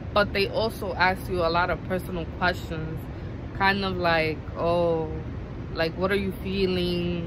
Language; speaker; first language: English; native; English